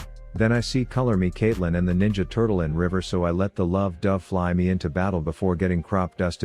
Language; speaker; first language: English; native; English